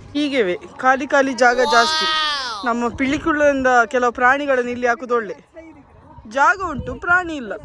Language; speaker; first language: Kannada; native; Kannada